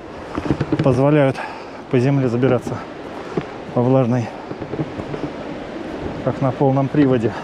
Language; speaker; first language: Russian; native; Russian